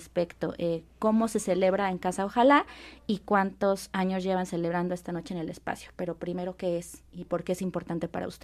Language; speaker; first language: Spanish; native; Spanish